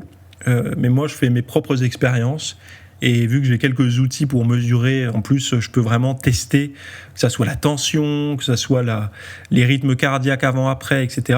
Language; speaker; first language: French; native; French